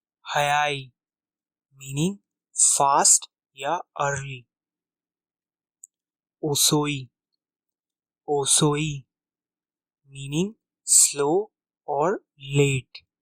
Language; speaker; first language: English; non-native, local second language; Hindi